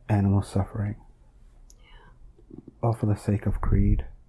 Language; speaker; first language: English; native; English